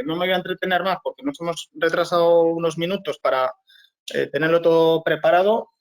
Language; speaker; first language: Spanish; native; Spanish